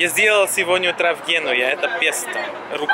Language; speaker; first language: Russian; non-native, learner; Italian